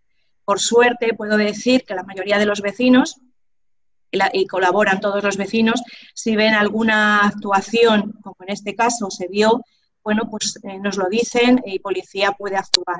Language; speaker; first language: Spanish; native; Spanish